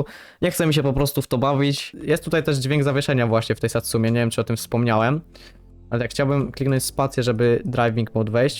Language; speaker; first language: Polish; native; Polish